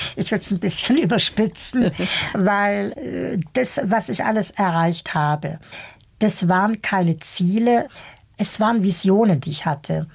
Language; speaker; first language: German; early bilingual, other home language; Bosnian